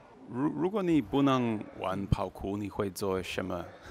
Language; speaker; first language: Chinese; non-native, learner; English